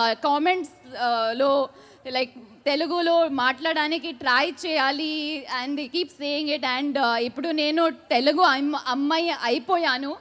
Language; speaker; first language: Telugu; non-native, learner; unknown